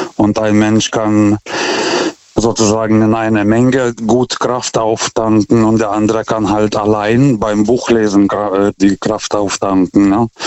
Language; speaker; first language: German; non-native, fluent; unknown